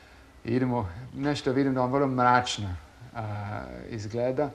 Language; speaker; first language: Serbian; non-native, fluent; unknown